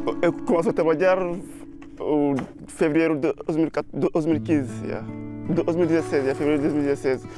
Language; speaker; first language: Portuguese; non-native, learner; Wolof